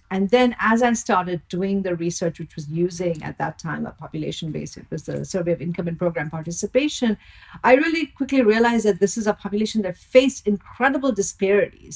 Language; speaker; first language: English; non-native, local second language; Bangla